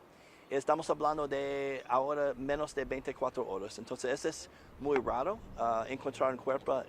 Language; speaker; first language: Spanish; non-native, learner; English